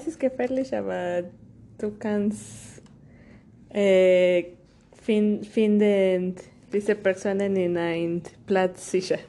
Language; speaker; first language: German; non-native, learner; Spanish